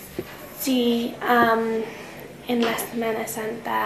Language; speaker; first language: Spanish; non-native, learner; English